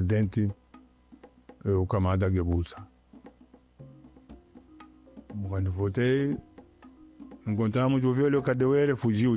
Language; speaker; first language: Portuguese; non-native, local second language; Yao